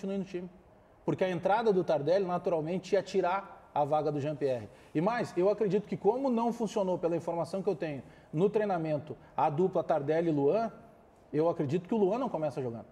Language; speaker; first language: Portuguese; native; Portuguese